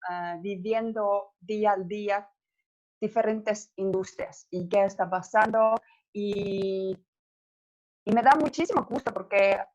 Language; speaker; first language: Spanish; non-native, fluent; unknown